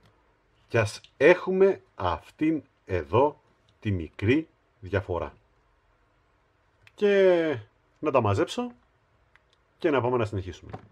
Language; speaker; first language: Greek; native; Greek